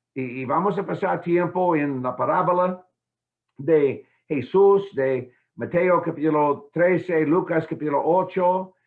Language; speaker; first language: Spanish; non-native, fluent; English